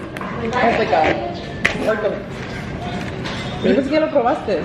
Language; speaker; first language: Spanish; early bilingual, heritage; Spanish